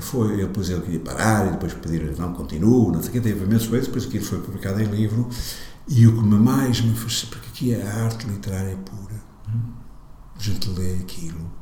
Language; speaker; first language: Portuguese; native; Portuguese